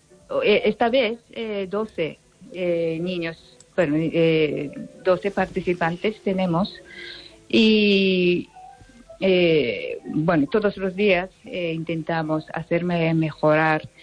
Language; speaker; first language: Spanish; non-native, fluent; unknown